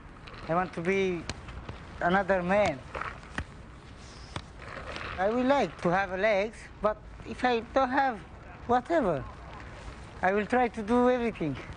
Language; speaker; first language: English; non-native, learner; Romanian